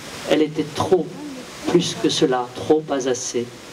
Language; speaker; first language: French; native; French